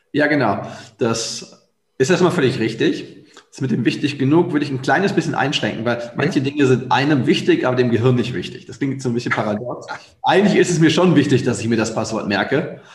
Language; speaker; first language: German; native; German